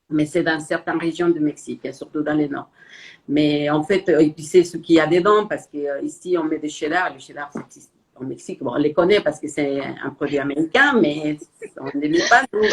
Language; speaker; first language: French; non-native, fluent; Spanish